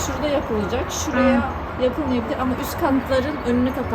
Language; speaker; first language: Turkish; native; Turkish